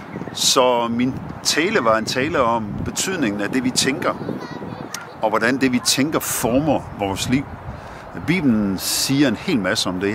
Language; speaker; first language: Danish; native; Danish